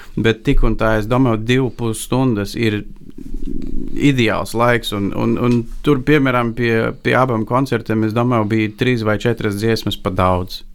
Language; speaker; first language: Latvian; non-native, fluent; Bulgarian